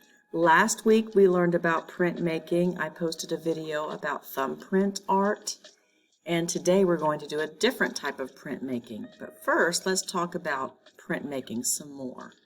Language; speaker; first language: English; native; English